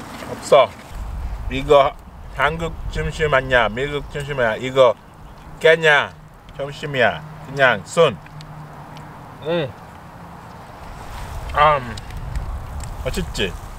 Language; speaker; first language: Korean; non-native, learner; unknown